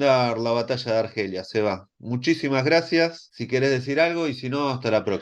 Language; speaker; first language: Spanish; native; Spanish